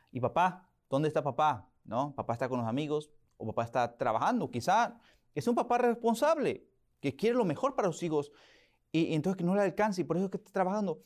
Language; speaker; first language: Spanish; early bilingual, heritage; Spanish